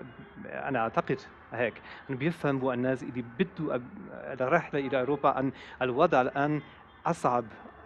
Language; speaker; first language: Arabic; non-native, fluent; German